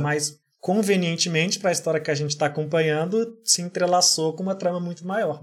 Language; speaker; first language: Portuguese; native; Portuguese